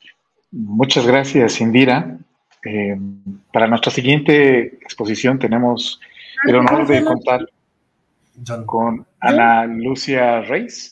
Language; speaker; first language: Spanish; native; Spanish